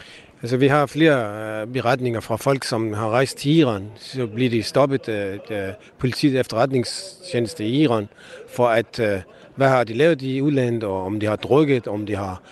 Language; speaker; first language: Danish; non-native, fluent; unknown